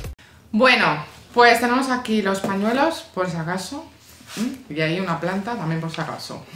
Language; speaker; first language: Spanish; native; Spanish